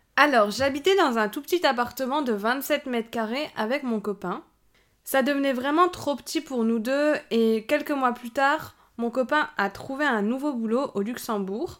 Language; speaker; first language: French; native; French